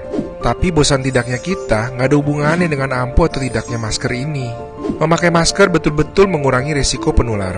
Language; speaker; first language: Indonesian; native; Indonesian